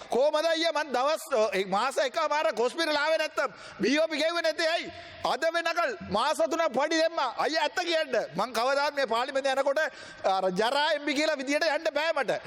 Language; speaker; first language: Sinhala; non-native, local second language; Tamil